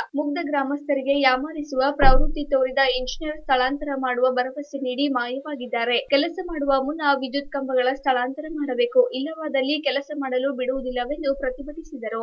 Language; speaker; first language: Kannada; native; Kannada